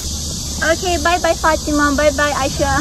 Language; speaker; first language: English; non-native, local second language; Hindi